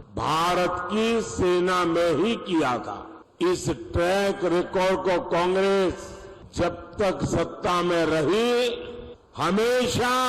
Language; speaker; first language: Hindi; non-native, local second language; Gujarati